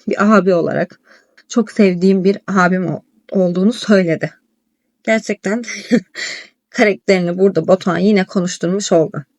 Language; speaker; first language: Turkish; native; Turkish